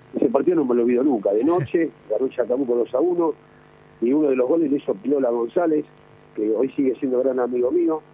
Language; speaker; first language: Spanish; native; Spanish